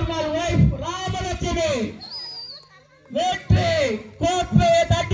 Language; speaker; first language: Tamil; native; Tamil